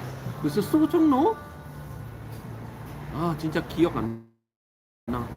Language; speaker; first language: Korean; non-native, fluent; English